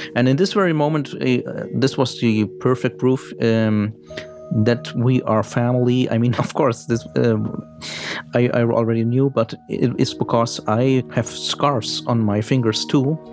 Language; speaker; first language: English; early bilingual, heritage; German